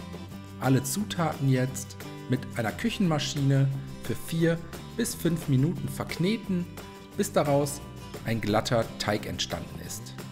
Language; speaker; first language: German; native; German